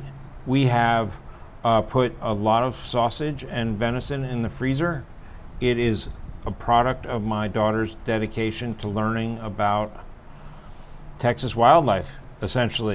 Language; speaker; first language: English; native; English